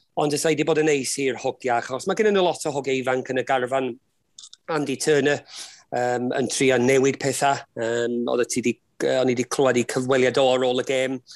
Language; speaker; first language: Welsh; native; Welsh